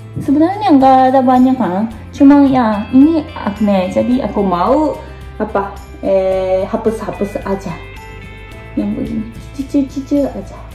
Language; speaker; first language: Indonesian; non-native, learner; Japanese